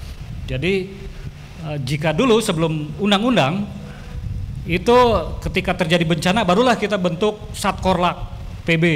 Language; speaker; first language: Indonesian; native; Indonesian